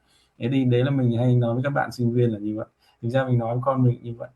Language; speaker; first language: Vietnamese; native; Vietnamese